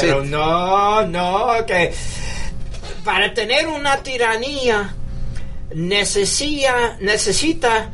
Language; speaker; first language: Spanish; early bilingual, heritage; English